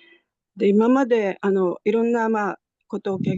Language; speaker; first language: Japanese; native; Japanese